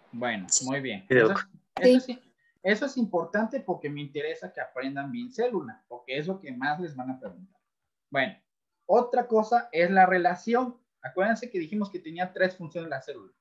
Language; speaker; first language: Spanish; native; Spanish